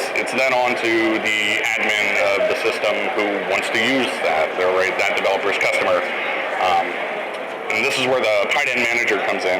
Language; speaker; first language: English; native; English